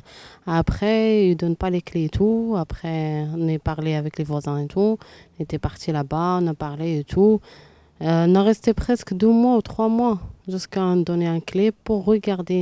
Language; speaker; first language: French; non-native, learner; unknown